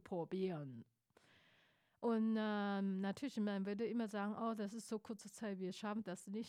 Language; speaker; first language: German; non-native, fluent; Chinese